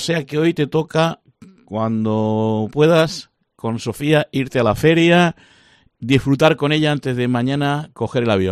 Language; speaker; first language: Spanish; native; Spanish